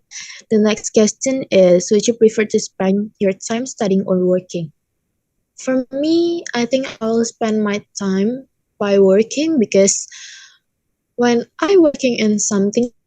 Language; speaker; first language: English; non-native, learner; Indonesian